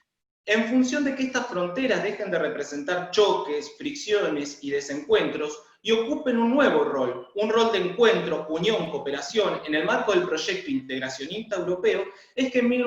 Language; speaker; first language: Spanish; native; Spanish